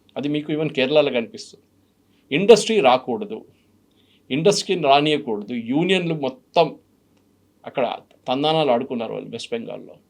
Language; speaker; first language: Telugu; non-native, fluent; Malayalam